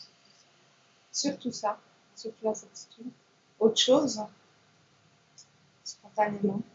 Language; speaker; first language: French; native; French